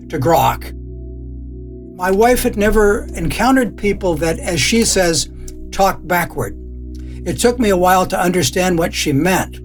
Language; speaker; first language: English; native; English